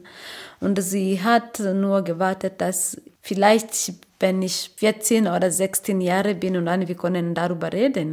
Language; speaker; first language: German; non-native, learner; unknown